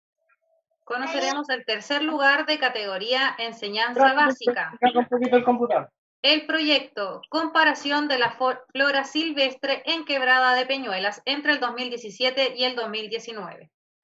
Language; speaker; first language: Spanish; native; Spanish